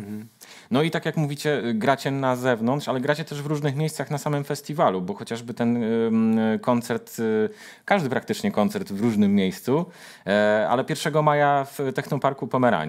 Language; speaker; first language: Polish; native; Polish